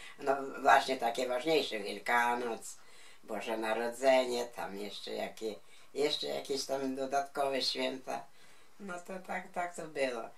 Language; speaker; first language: Polish; non-native, local second language; Ukrainian